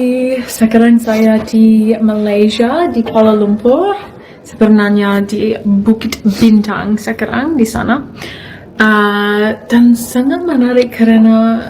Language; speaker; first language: Indonesian; non-native, fluent; Russian